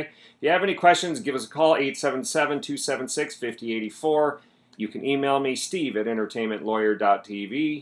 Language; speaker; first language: English; native; English